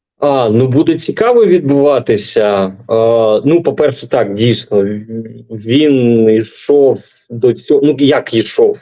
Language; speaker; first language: Ukrainian; non-native, local second language; Russian